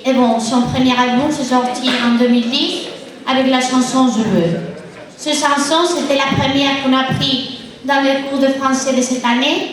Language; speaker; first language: French; non-native, learner; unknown